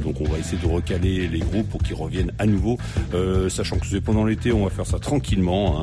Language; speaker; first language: French; native; French